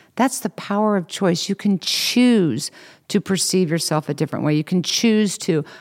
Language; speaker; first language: English; native; English